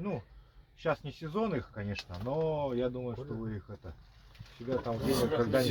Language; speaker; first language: Russian; native; Russian